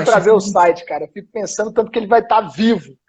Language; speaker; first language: Portuguese; native; Portuguese